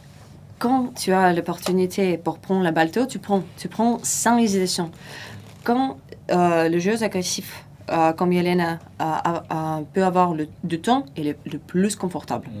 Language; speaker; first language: French; non-native, fluent; Russian